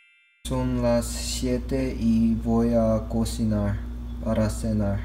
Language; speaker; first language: Spanish; non-native, learner; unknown